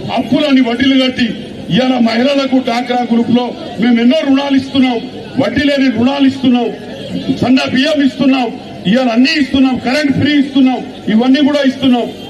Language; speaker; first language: Telugu; non-native, local second language; Lambadi